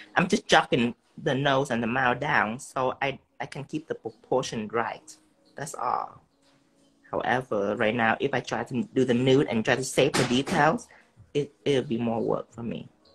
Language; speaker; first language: English; non-native, fluent; Vietnamese